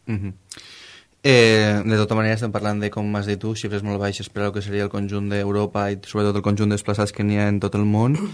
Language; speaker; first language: Catalan; native; Catalan